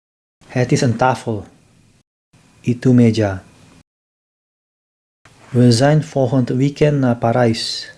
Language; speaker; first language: Dutch; non-native, fluent; Indonesian